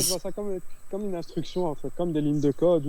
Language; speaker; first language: French; native; French